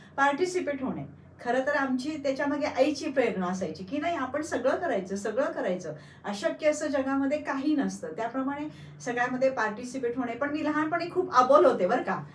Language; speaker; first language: Marathi; non-native, local second language; Gujarati